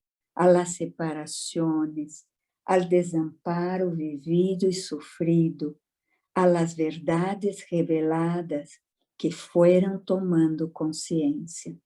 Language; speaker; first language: Spanish; non-native, fluent; Portuguese